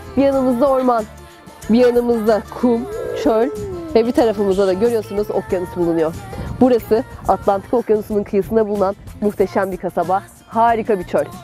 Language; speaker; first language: Turkish; native; Turkish